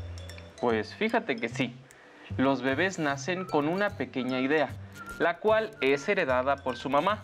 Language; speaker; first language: Spanish; native; Spanish